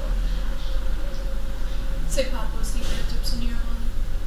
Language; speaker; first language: French; non-native, learner; English